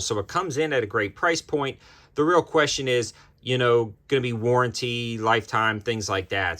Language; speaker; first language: English; native; English